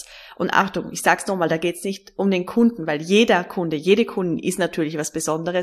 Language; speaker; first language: German; native; German